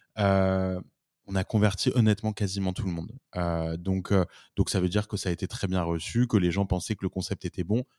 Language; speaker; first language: French; native; French